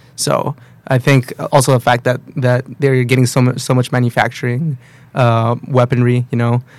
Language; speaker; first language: English; early bilingual, other home language; Spanish